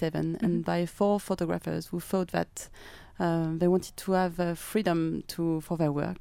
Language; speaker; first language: English; non-native, fluent; French